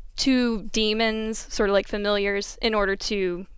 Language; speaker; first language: English; native; English